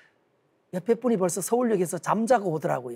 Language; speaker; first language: Korean; native; Korean